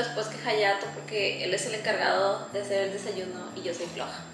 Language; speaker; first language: Spanish; native; Spanish